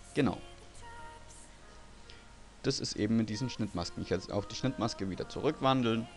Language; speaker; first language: German; native; German